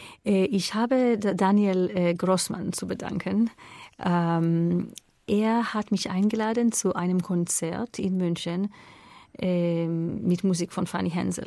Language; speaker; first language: German; non-native, fluent; Hebrew